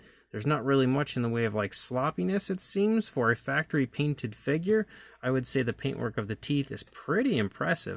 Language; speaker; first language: English; native; English